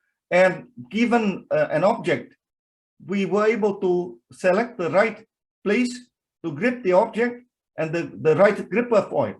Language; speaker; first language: English; non-native, fluent; Vietnamese